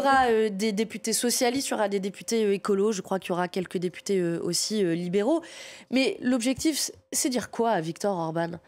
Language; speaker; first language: French; native; French